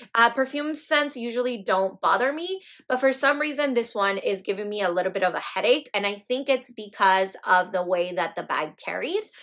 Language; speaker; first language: English; native; English